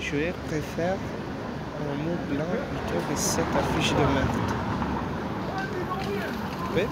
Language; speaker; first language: French; non-native, learner; Italian